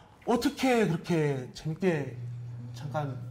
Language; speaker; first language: Korean; native; Korean